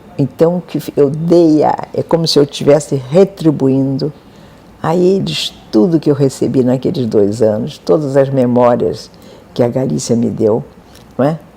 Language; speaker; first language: Portuguese; native; Portuguese